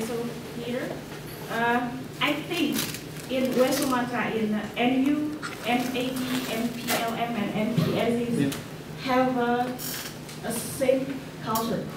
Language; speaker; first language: English; non-native, learner; Indonesian